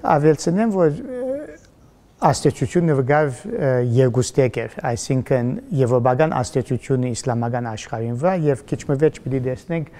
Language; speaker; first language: Armenian; early bilingual, heritage; Armenian